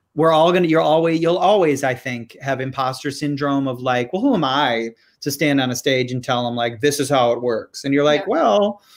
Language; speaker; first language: English; native; English